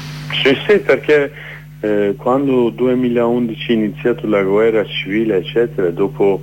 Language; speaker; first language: Italian; non-native, learner; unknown